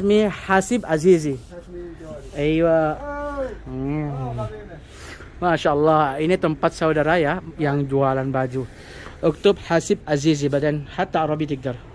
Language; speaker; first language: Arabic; non-native, learner; Indonesian